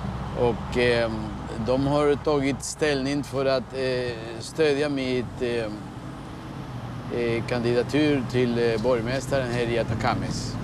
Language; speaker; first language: Swedish; early bilingual, heritage; Swedish